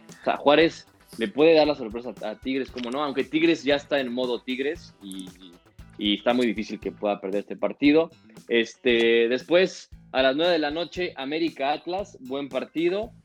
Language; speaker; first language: Spanish; native; Spanish